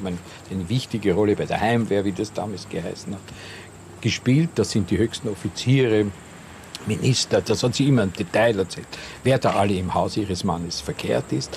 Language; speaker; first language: German; native; German